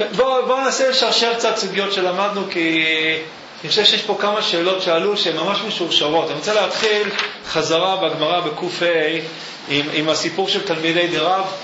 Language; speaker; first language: Hebrew; native; Hebrew